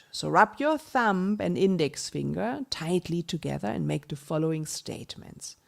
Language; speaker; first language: English; non-native, fluent; German